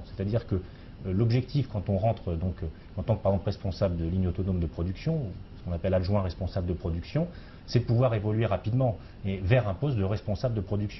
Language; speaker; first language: French; native; French